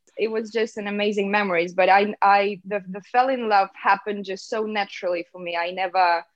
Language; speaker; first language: English; non-native, fluent; Russian